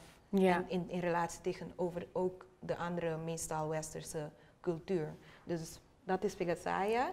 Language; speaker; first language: Dutch; non-native, local second language; Papiamento